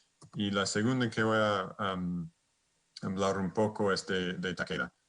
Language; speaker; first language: Spanish; non-native, fluent; English